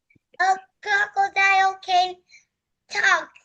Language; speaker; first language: English; non-native, learner; Vietnamese